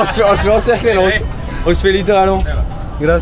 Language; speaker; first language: Spanish; non-native, learner; French